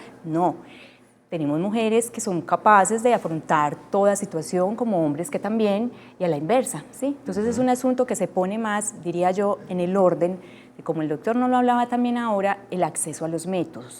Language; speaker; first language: Spanish; native; Spanish